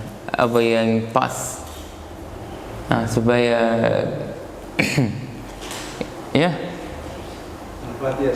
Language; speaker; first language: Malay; non-native, fluent; Arabic